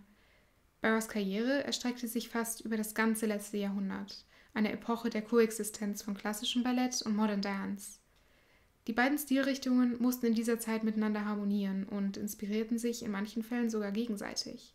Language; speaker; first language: German; native; German